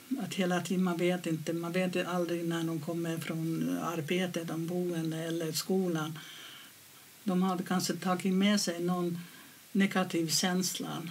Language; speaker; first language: Swedish; non-native, fluent; Finnish